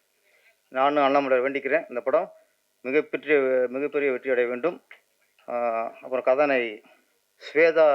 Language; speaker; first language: Tamil; native; Tamil